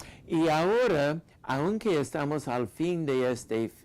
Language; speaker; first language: Spanish; non-native, fluent; English